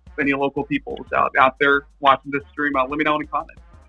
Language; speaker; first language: English; non-native, fluent; Japanese